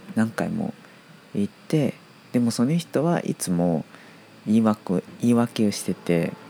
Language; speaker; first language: Japanese; non-native, fluent; Chinese